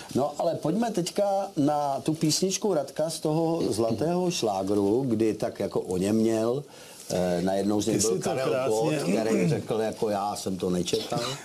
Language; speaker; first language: Czech; native; Czech